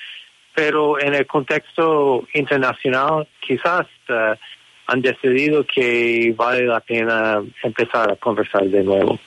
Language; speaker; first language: Spanish; non-native, fluent; English